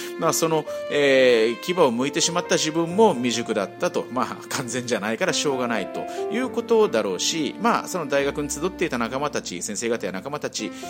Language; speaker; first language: Japanese; native; Japanese